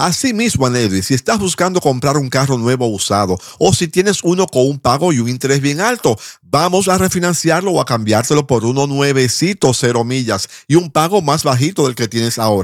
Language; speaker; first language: Spanish; native; Spanish